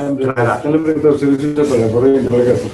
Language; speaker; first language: Spanish; native; Spanish